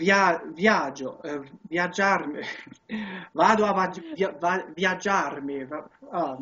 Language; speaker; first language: Italian; non-native, learner; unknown